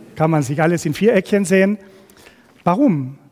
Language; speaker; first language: German; non-native, fluent; Spanish